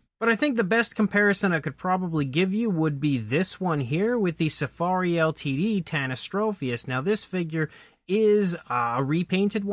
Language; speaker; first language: English; native; English